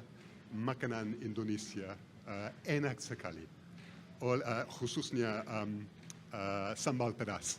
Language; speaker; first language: Indonesian; non-native, fluent; English